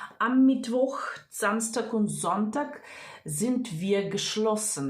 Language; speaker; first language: German; non-native, fluent; Ukrainian